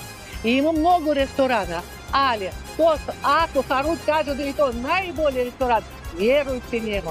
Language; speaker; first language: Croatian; non-native, fluent; Russian